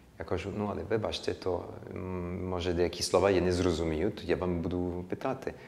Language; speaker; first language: Ukrainian; early bilingual, heritage; Ukrainian